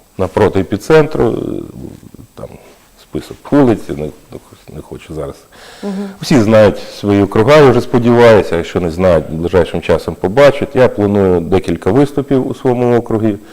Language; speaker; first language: Ukrainian; native; Ukrainian